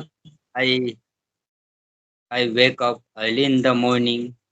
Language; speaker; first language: English; non-native, learner; Hindi